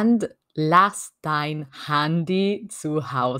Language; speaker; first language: German; non-native, learner; French